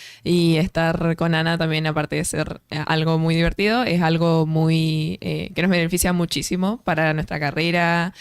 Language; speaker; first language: Spanish; native; Spanish